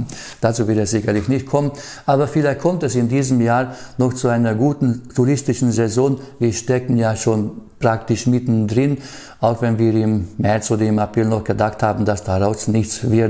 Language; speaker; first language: German; native; German